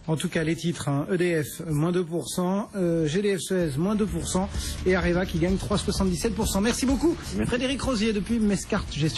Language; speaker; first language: French; native; French